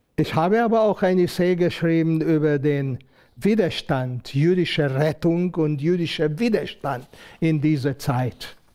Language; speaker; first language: German; non-native, fluent; Hungarian